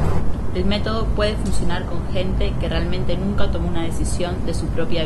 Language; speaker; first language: Spanish; native; Spanish